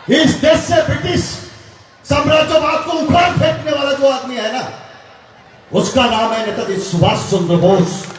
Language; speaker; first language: Hindi; non-native, local second language; Bangla